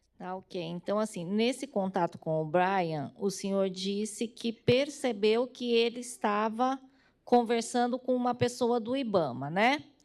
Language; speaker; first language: Portuguese; native; Portuguese